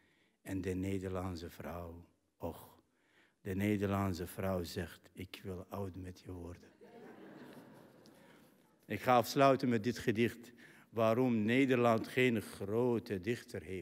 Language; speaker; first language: Dutch; non-native, fluent; Arabic